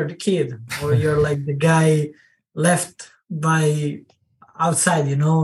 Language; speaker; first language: English; non-native, learner; Italian